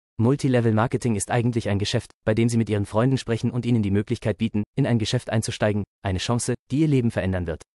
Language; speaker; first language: German; native; German